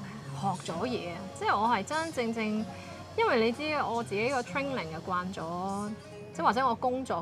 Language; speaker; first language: Cantonese; native; Cantonese